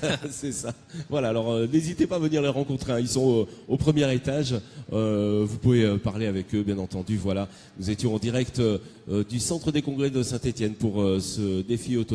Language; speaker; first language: French; native; French